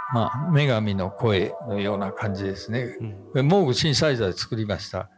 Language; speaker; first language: Japanese; native; Japanese